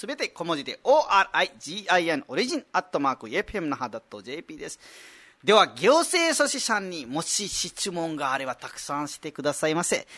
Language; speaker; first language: Japanese; non-native, fluent; Nepali